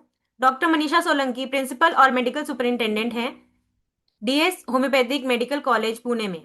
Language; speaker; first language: Hindi; native; Hindi